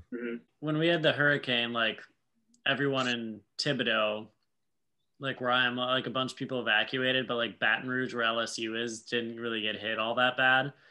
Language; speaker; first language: English; native; English